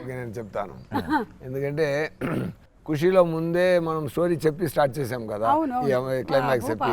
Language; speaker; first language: Telugu; non-native, fluent; Tamil